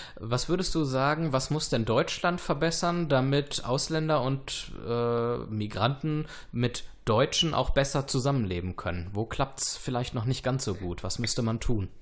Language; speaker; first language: German; native; German